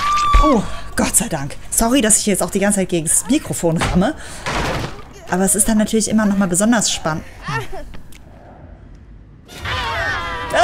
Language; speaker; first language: German; native; German